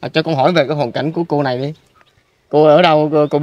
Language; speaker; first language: Vietnamese; native; Vietnamese